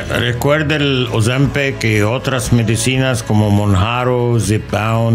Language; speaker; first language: Spanish; non-native, learner; English